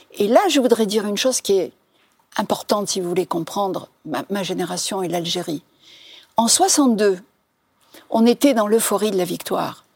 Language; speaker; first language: French; non-native, local second language; Arabic